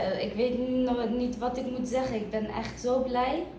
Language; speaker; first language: Dutch; early bilingual, other home language; Turkish